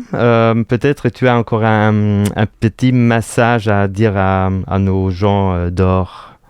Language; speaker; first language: French; non-native, local second language; Luxembourgish